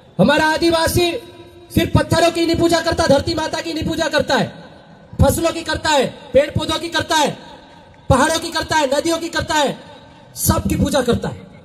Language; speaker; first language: Hindi; non-native, local second language; Bhili